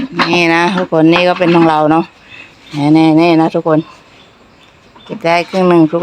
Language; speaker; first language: Thai; non-native, local second language; Northeastern Thai